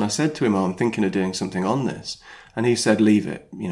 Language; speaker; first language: English; native; English